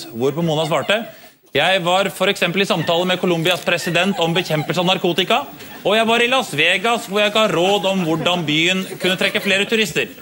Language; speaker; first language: Norwegian; native; Norwegian